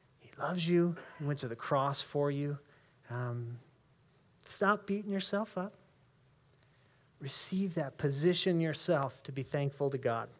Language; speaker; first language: English; native; English